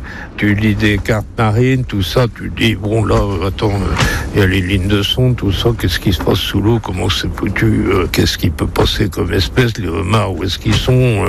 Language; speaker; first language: French; native; French